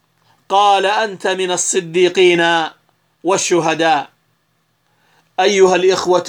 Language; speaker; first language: Arabic; native; Arabic